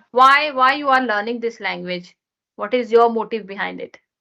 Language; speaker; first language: English; non-native, learner; Hindi